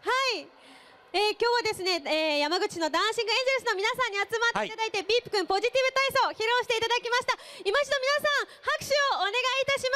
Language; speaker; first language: Japanese; native; Japanese